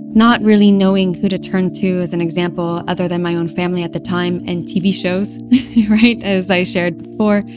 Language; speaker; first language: English; non-native, fluent; French